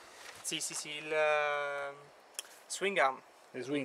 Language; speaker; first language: Italian; non-native, fluent; French